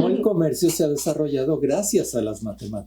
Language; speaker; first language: Spanish; native; Spanish